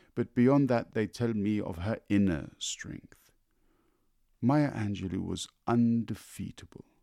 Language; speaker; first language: English; native; English